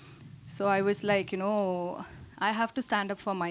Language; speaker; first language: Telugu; non-native, learner; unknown